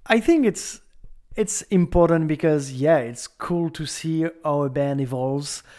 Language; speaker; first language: English; non-native, fluent; French